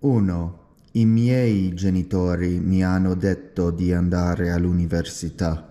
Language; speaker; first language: Italian; non-native, learner; English